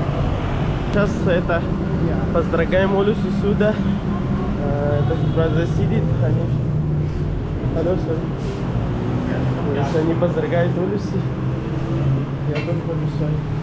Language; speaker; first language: Russian; non-native, learner; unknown